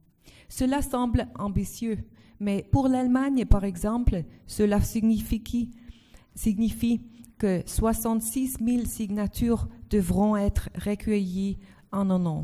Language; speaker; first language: French; non-native, learner; German